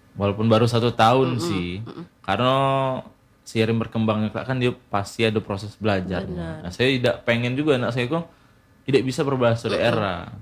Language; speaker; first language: Indonesian; native; Indonesian